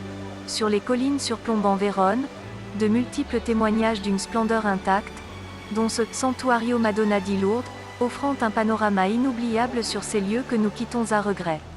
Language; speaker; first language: French; native; French